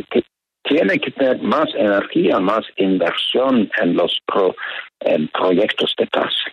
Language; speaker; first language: Spanish; non-native, fluent; Norwegian